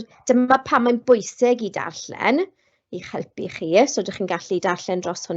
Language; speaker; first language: Welsh; non-native, local second language; English